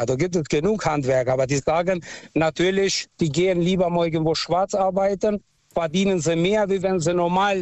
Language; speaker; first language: German; non-native, fluent; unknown